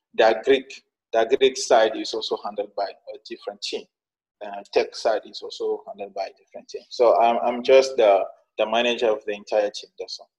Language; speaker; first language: English; non-native, fluent; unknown